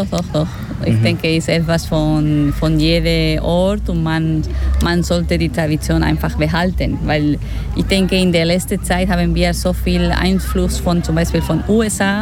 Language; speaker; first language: German; non-native, learner; Spanish